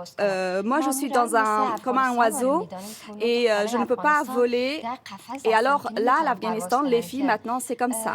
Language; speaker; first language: French; non-native, learner; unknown